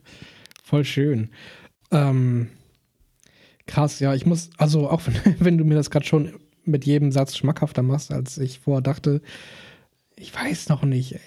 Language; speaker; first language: German; native; German